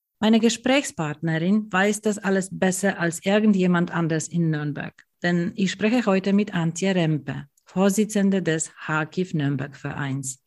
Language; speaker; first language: German; native; German